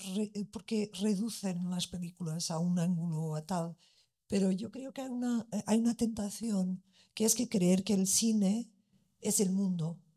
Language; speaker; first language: Spanish; non-native, fluent; Portuguese